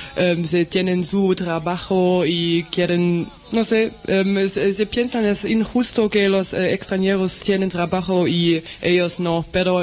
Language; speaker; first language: Spanish; non-native, learner; German